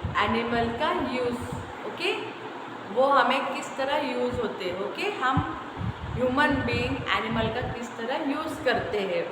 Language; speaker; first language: Hindi; non-native, local second language; Marathi